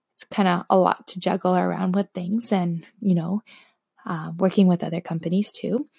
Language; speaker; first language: English; non-native, fluent; Slovak